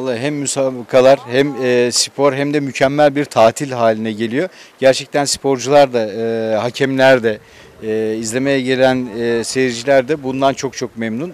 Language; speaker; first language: Turkish; native; Turkish